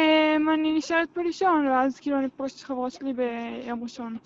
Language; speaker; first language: Hebrew; native; Hebrew